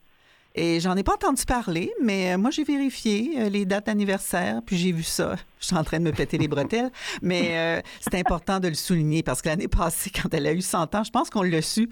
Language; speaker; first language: French; native; French